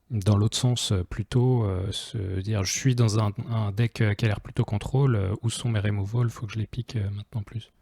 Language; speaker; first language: French; native; French